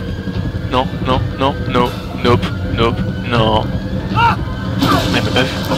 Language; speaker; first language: French; native; French